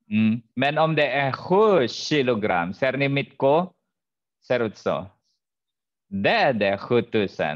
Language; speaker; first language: Swedish; non-native, fluent; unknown